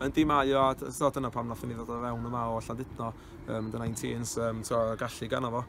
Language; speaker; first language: Welsh; native; Welsh